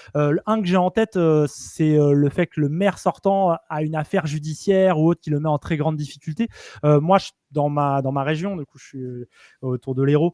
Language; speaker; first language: French; native; French